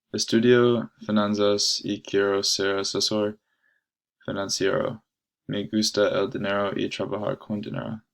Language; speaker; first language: Spanish; non-native, learner; English